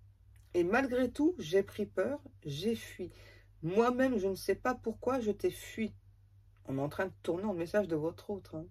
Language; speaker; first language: French; native; French